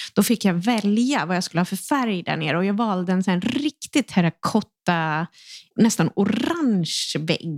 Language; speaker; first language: Swedish; native; Swedish